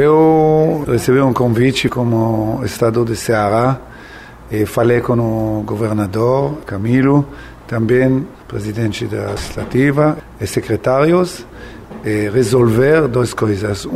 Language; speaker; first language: Portuguese; non-native, learner; Hebrew